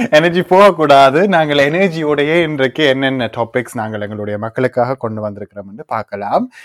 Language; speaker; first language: Tamil; early bilingual, heritage; Tamil